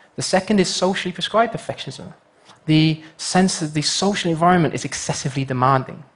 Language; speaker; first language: English; native; English